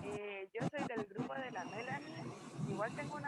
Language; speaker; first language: Spanish; native; Spanish